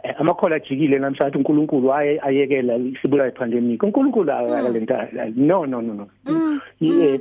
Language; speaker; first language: Zulu; native; Zulu